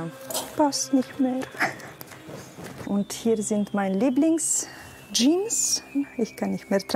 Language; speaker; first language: German; non-native, learner; Romanian